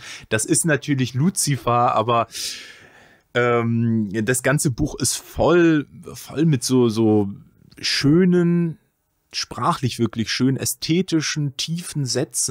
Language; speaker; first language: German; native; German